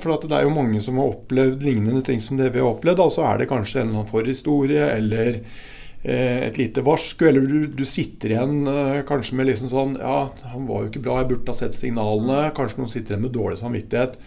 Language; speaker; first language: Norwegian; native; Norwegian